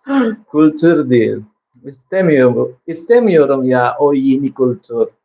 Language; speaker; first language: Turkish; non-native, learner; Filipino